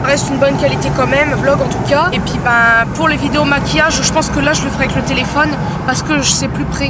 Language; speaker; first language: French; native; French